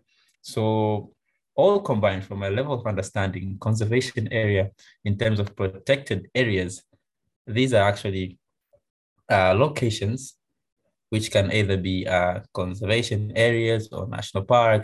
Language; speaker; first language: English; non-native, local second language; Swahili